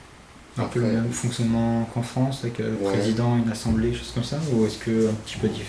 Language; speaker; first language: French; native; French